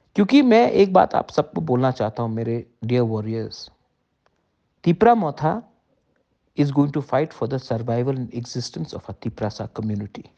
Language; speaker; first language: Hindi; non-native, local second language; Kok Borok